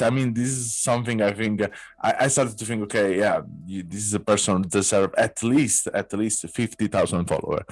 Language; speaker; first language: English; non-native, fluent; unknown